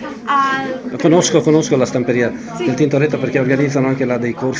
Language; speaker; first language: Italian; native; Italian